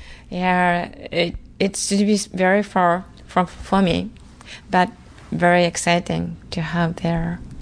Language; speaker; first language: English; non-native, learner; Japanese